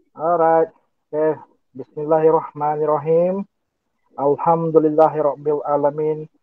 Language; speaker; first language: Malay; non-native, local second language; Iban